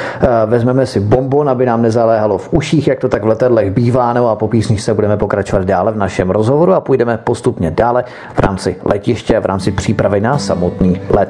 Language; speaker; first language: Czech; native; Czech